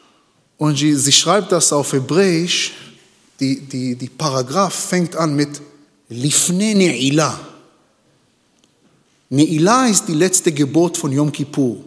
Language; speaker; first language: German; non-native, learner; Hebrew